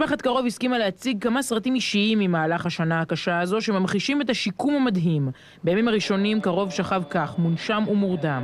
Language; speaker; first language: Hebrew; native; Hebrew